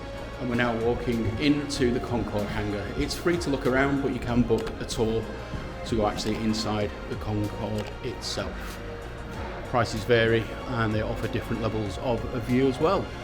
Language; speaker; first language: English; native; English